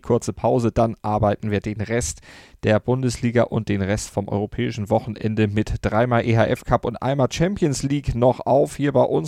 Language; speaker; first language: German; native; German